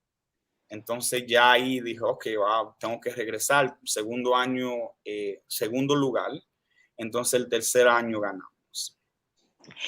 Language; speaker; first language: Spanish; early bilingual, heritage; Spanish